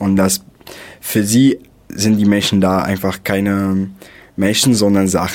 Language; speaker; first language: German; non-native, fluent; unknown